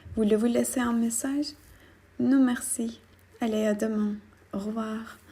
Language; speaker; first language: French; non-native, fluent; Turkish